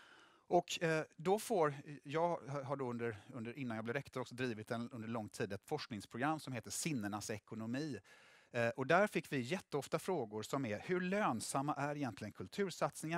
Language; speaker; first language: Swedish; native; Swedish